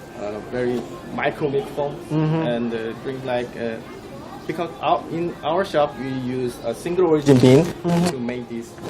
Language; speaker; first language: English; non-native, fluent; Korean